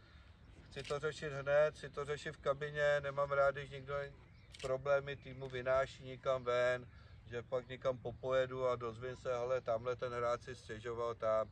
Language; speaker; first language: Czech; native; Czech